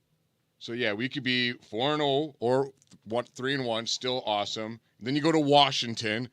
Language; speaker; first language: English; native; English